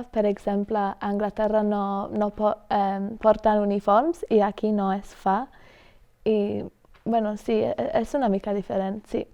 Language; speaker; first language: Catalan; non-native, fluent; English